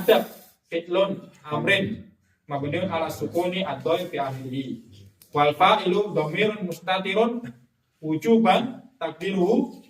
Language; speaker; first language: Arabic; non-native, fluent; Indonesian